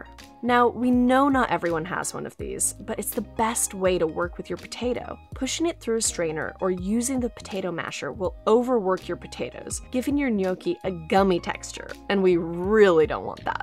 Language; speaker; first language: English; native; English